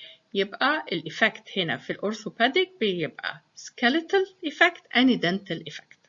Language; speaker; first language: Arabic; native; Arabic